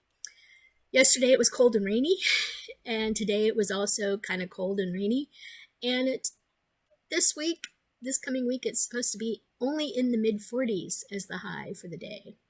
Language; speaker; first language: English; native; English